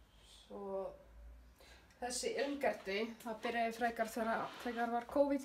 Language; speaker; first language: Icelandic; non-native, learner; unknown